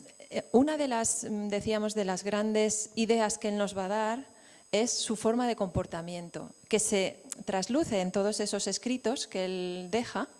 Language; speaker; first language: Spanish; native; Spanish